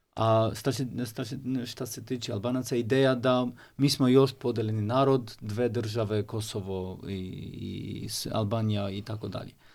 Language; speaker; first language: Serbian; non-native, fluent; Albanian